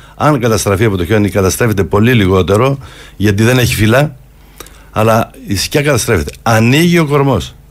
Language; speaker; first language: Greek; native; Greek